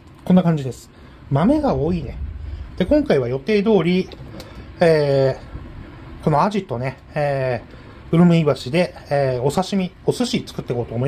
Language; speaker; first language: Japanese; native; Japanese